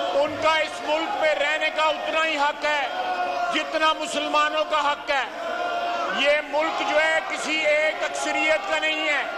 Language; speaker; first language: Urdu; native; Urdu